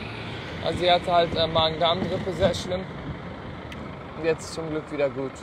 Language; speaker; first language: German; non-native, fluent; Turkish